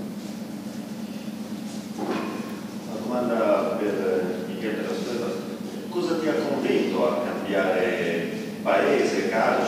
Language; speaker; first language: Italian; native; Italian